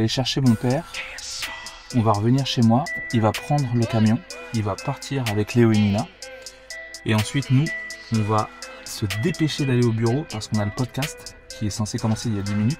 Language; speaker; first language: French; native; French